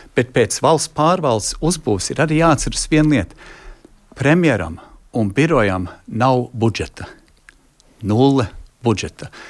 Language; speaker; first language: Latvian; early bilingual, heritage; Latvian